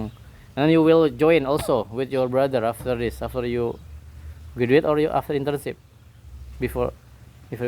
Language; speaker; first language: English; non-native, learner; Indonesian